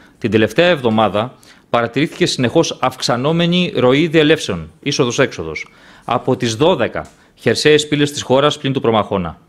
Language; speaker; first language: Greek; native; Greek